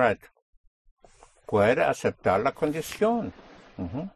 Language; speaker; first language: Spanish; non-native, fluent; English